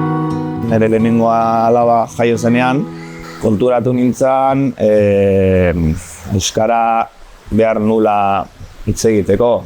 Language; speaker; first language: Basque; non-native, local second language; Spanish